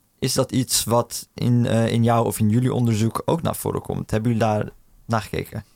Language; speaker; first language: Dutch; early bilingual, other home language; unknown